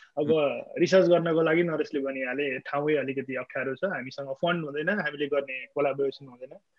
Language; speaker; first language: Nepali; native; Nepali